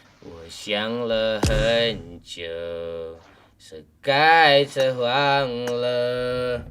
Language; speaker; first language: Chinese; non-native, learner; Indonesian